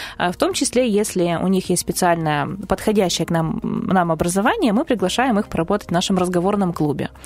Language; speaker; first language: Russian; native; Russian